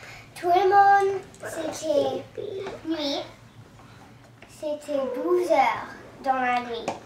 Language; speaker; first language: French; non-native, learner; English